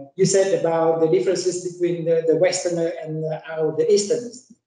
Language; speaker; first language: English; non-native, fluent; Vietnamese